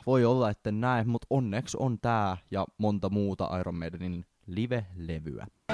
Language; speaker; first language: Finnish; native; Finnish